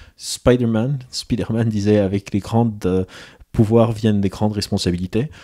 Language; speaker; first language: French; non-native, local second language; Arabic